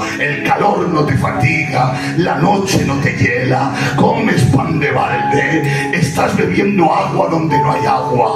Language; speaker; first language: Spanish; native; Spanish